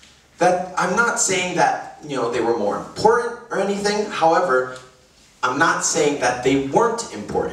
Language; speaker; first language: English; native; English